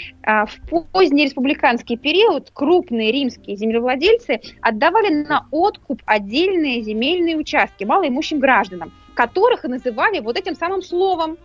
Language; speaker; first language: Russian; native; Russian